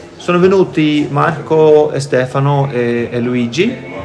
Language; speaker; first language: Italian; non-native, fluent; Norwegian